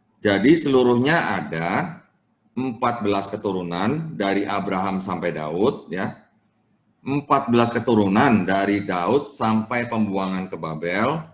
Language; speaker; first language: Indonesian; native; Indonesian